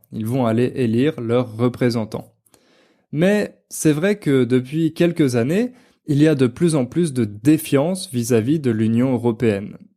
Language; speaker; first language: French; native; French